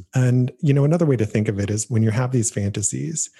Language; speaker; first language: English; native; English